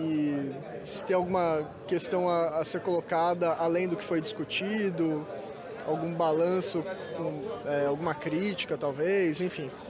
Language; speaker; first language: Portuguese; native; Portuguese